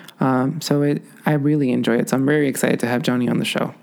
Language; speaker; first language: English; early bilingual, other home language; Spanish